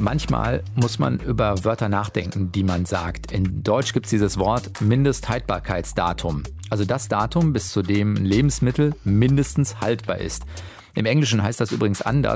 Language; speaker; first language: German; native; German